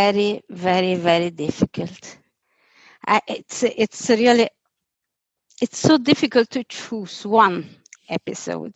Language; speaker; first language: English; non-native, fluent; Italian